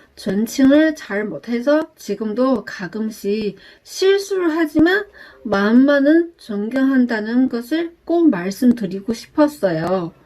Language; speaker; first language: Korean; non-native, learner; Chinese